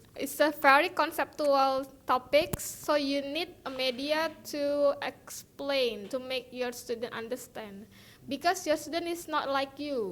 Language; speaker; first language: English; non-native, local second language; Indonesian